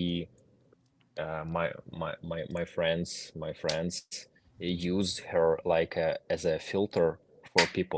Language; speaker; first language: English; non-native, fluent; Ukrainian